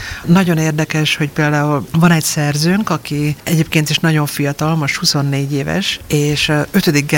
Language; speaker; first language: Hungarian; native; Hungarian